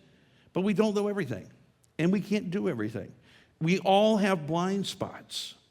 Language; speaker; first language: English; native; English